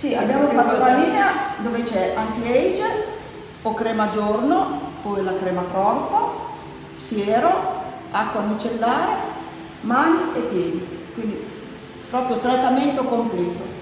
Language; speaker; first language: Italian; native; Italian